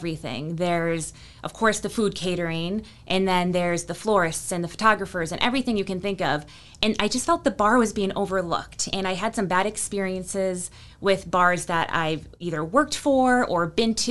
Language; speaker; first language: English; native; English